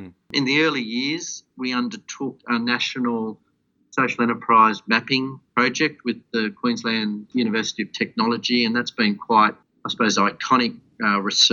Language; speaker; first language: English; native; English